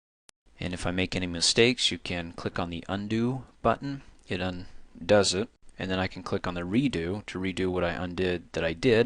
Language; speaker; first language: English; native; English